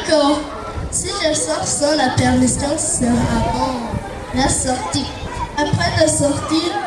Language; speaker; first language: French; non-native, learner; Kinyarwanda